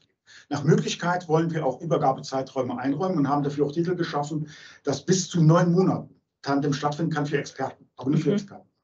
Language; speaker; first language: German; native; German